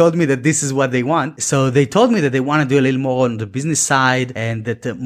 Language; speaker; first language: English; non-native, fluent; Hebrew